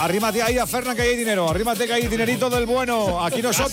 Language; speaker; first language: Spanish; native; Spanish